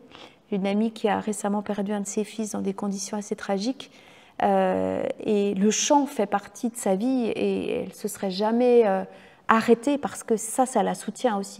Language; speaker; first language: French; native; French